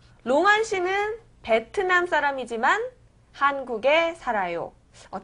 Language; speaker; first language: Korean; native; Korean